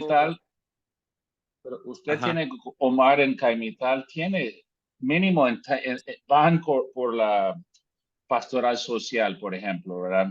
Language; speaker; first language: Spanish; native; Spanish